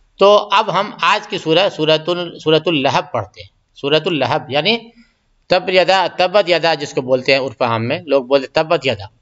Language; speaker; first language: Urdu; native; Urdu